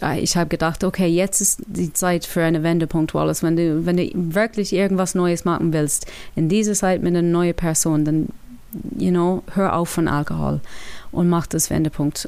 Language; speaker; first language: German; non-native, learner; English